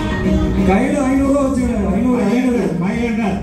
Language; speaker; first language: Tamil; native; Tamil